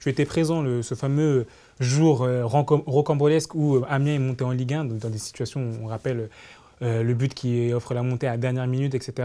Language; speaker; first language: French; native; French